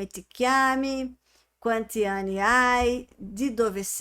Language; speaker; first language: Italian; non-native, fluent; Portuguese